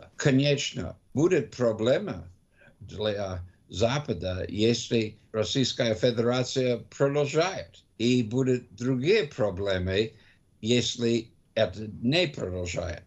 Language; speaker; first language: Russian; non-native, learner; English